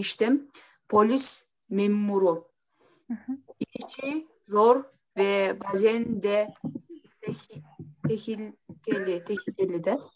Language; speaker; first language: Turkish; non-native, learner; Kyrgyz